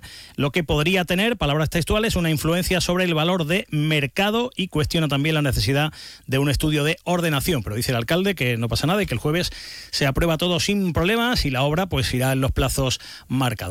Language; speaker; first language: Spanish; native; Spanish